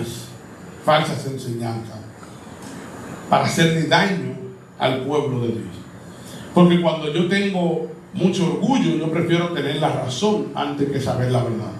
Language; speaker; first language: Spanish; native; Spanish